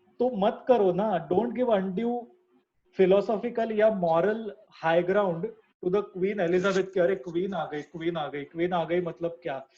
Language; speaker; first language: Hindi; non-native, local second language; Marathi